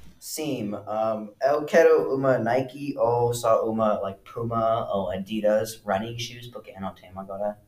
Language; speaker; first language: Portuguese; non-native, learner; English